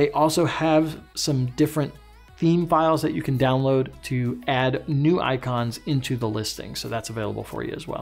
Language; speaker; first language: English; native; English